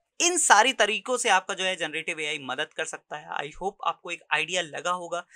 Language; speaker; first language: Hindi; native; Hindi